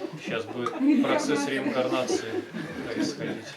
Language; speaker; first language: Russian; native; Russian